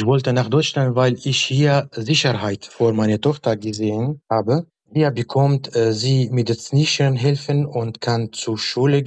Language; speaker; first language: German; non-native, learner; Arabic